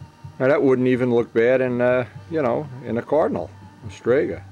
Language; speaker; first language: English; native; English